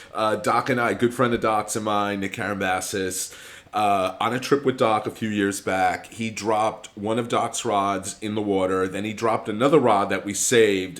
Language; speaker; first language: English; native; English